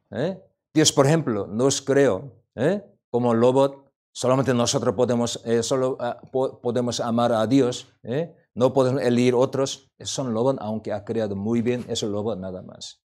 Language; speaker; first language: Spanish; non-native, learner; Korean